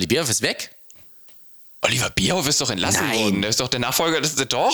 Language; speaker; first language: German; native; German